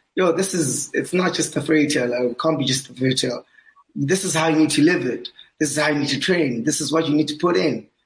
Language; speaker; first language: English; non-native, local second language; Southern Sotho